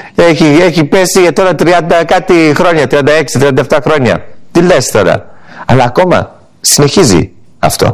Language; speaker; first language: Greek; early bilingual, heritage; English